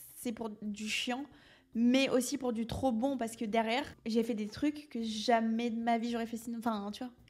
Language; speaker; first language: French; native; French